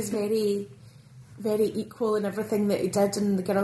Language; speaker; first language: English; native; English